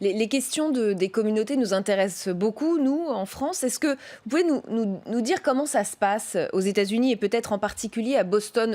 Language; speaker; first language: French; native; French